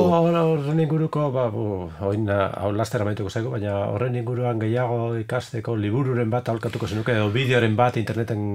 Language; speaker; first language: Basque; native; Basque